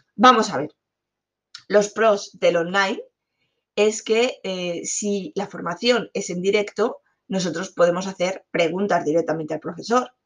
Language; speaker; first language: Spanish; native; Spanish